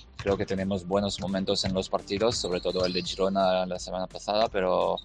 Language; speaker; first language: Spanish; non-native, fluent; French